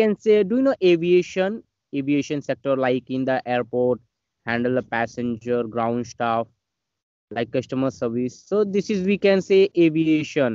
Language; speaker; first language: English; non-native, learner; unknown